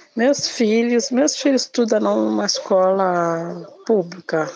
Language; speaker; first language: Portuguese; non-native, fluent; Lingala